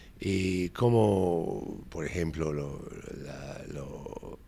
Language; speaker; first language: Spanish; non-native, fluent; English